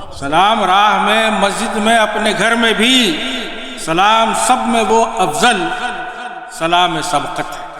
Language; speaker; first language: Urdu; native; Urdu